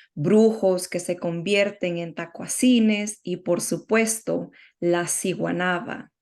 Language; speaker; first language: Spanish; early bilingual, heritage; Spanish